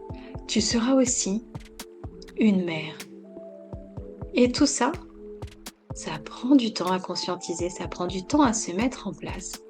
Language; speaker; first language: French; native; French